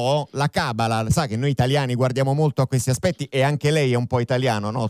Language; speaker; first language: Italian; native; Italian